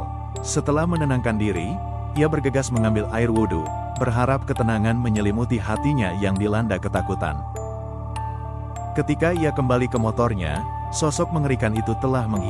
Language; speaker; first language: Indonesian; native; Indonesian